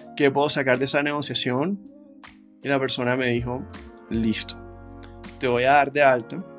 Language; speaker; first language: Spanish; native; Spanish